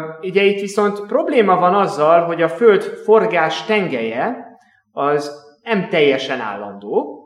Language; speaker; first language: Hungarian; native; Hungarian